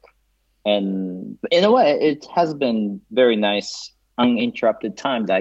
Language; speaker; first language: English; non-native, fluent; Japanese